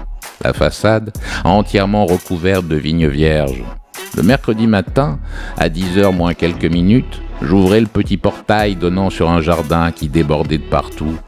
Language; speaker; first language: French; native; French